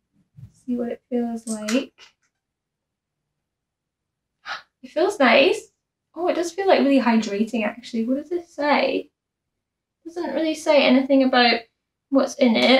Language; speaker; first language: English; native; English